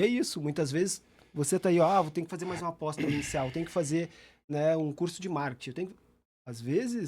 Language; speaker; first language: Portuguese; native; Portuguese